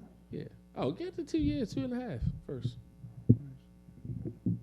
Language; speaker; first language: English; native; English